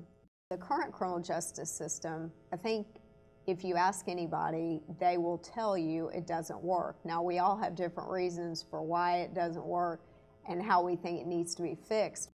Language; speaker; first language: English; native; English